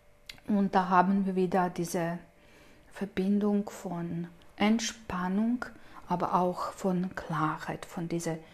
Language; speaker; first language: German; non-native, fluent; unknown